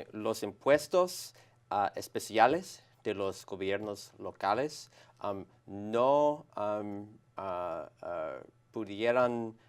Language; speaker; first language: Spanish; non-native, learner; English